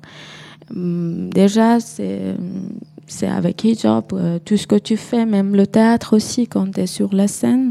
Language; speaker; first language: French; non-native, learner; Persian